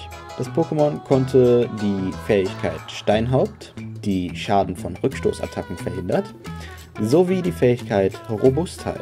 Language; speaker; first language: German; native; German